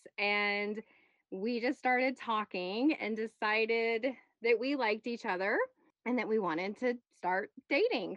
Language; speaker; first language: English; native; English